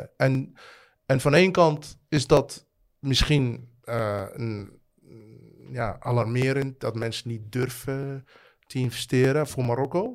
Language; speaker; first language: Dutch; non-native, fluent; Arabic